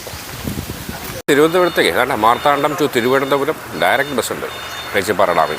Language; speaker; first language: Malayalam; native; Malayalam